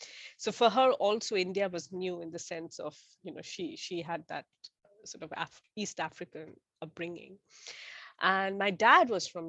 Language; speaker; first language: English; non-native, local second language; Bangla